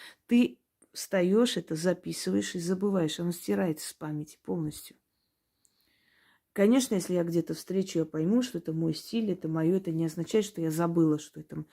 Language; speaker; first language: Russian; native; Russian